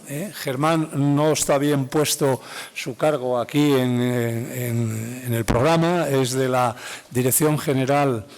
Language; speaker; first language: Spanish; native; Spanish